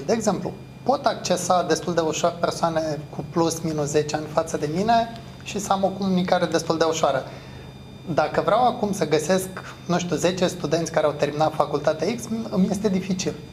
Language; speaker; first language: Romanian; native; Romanian